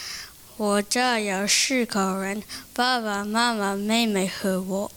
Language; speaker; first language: Chinese; non-native, learner; Japanese